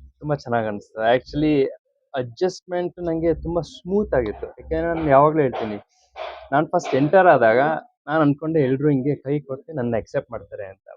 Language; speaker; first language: Kannada; early bilingual, heritage; Kannada